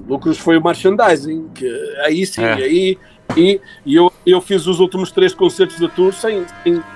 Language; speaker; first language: Portuguese; early bilingual, heritage; Portuguese